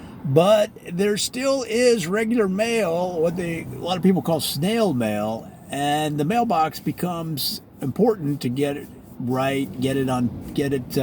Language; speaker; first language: English; native; English